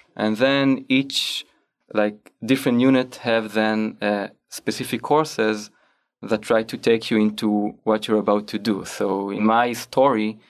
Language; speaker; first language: English; non-native, fluent; Hebrew